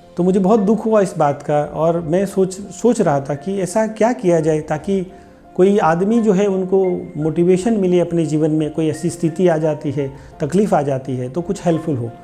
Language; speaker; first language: Hindi; non-native, local second language; Gujarati